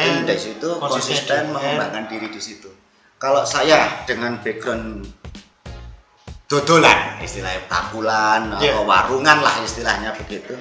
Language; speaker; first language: Indonesian; non-native, local second language; Javanese